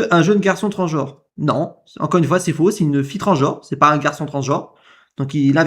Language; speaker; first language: French; native; French